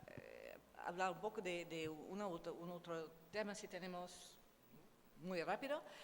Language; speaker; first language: Spanish; non-native, learner; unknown